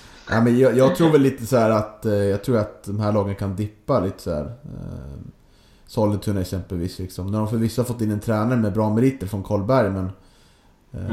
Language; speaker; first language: Swedish; native; Swedish